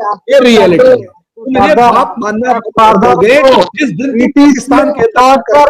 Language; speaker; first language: Hindi; native; Hindi